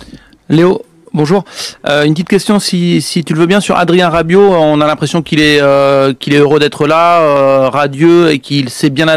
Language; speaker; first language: French; native; French